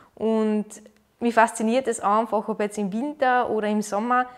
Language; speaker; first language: German; native; German